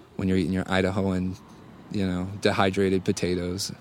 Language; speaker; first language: English; native; English